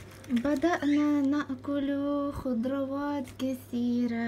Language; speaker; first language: Arabic; non-native, fluent; Ukrainian